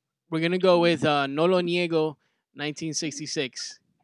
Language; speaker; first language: English; early bilingual, other home language; Spanish